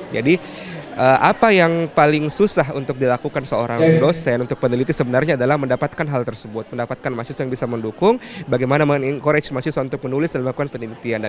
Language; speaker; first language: Indonesian; native; Indonesian